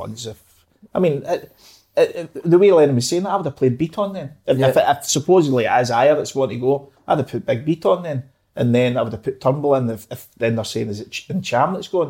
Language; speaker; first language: English; native; English